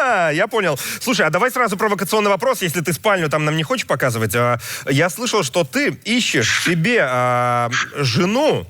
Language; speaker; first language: Russian; native; Russian